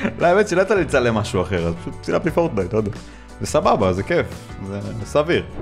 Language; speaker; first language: Hebrew; native; Hebrew